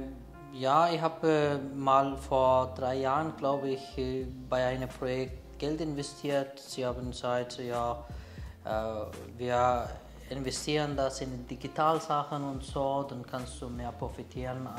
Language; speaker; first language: German; non-native, learner; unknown